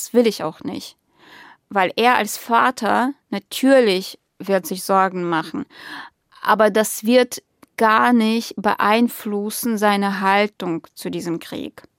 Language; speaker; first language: German; non-native, fluent; Russian